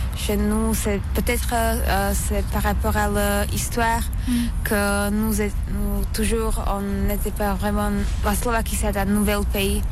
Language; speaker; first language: French; non-native, learner; Slovak